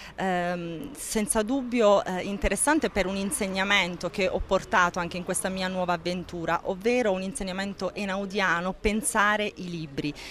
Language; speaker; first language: Italian; native; Italian